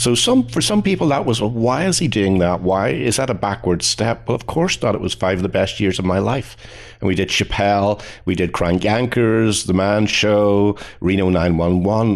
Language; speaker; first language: English; native; English